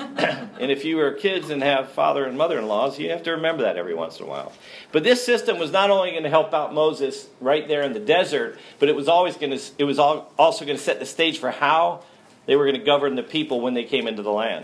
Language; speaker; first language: English; native; English